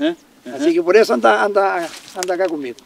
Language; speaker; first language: Spanish; native; Spanish